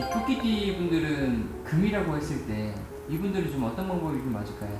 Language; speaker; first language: Korean; native; Korean